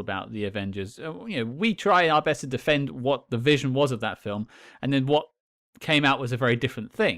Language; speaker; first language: English; native; English